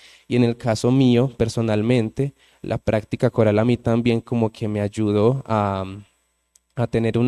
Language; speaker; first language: Spanish; native; Spanish